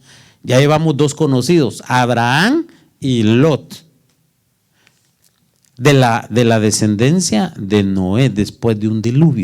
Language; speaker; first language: Spanish; native; Spanish